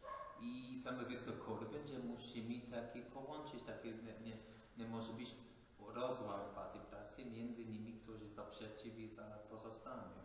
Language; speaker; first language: Polish; non-native, fluent; English